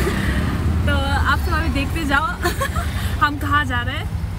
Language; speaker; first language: Hindi; non-native, local second language; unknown